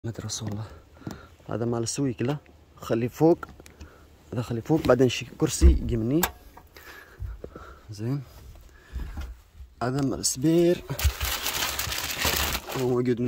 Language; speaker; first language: Arabic; non-native, learner; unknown